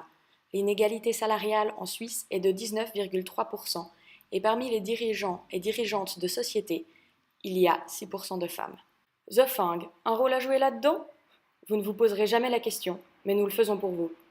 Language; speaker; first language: French; native; French